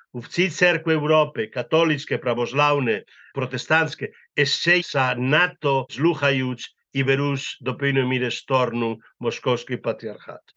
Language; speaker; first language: Ukrainian; non-native, learner; Spanish